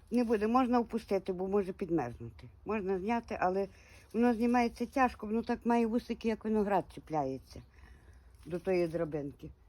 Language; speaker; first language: Ukrainian; native; Ukrainian